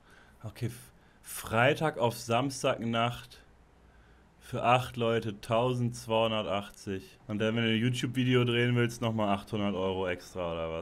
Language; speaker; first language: German; native; German